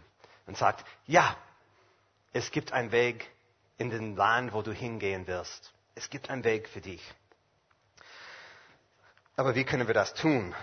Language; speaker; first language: German; non-native, fluent; English